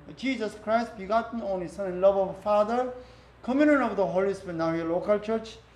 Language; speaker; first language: English; non-native, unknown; Korean